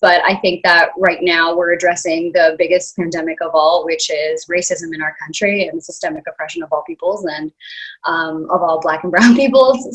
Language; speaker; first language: English; early bilingual, other home language; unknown